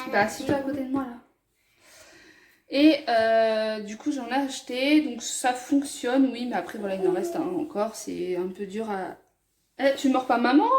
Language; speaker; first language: French; native; French